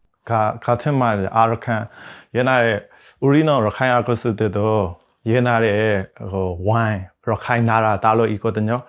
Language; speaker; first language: Korean; non-native, learner; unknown